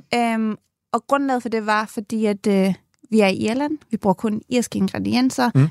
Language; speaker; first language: Danish; native; Danish